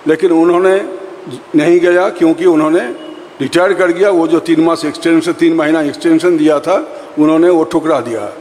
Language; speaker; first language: Hindi; non-native, local second language; Bangla